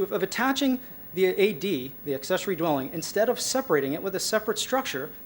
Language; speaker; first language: English; native; English